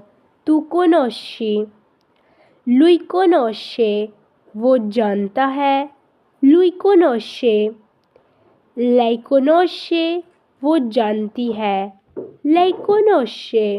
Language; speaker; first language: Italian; non-native, fluent; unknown